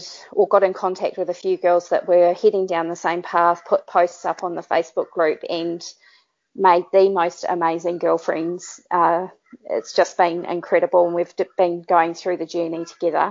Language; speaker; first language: English; native; English